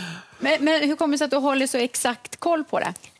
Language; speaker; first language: Swedish; native; Swedish